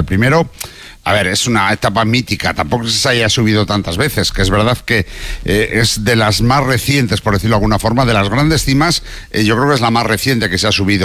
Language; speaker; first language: Spanish; native; Spanish